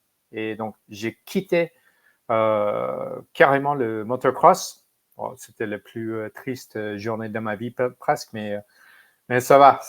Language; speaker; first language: French; non-native, fluent; English